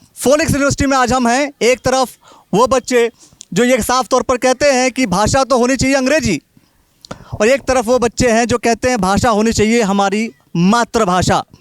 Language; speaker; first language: Hindi; native; Hindi